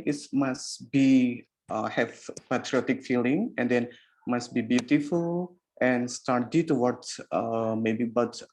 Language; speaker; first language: English; non-native, learner; Indonesian